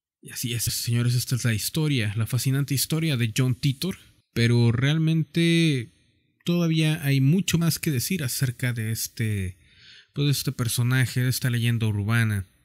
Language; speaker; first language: Spanish; native; Spanish